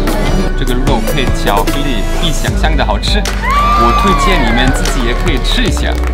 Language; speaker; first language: Chinese; non-native, fluent; German